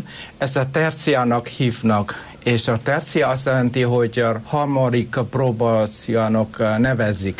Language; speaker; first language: Hungarian; non-native, fluent; Vietnamese